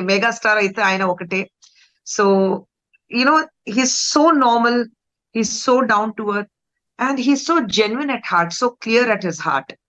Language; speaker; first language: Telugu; non-native, local second language; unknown